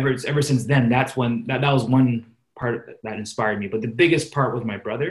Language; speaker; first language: English; native; English